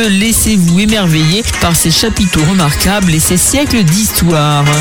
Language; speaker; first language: French; native; French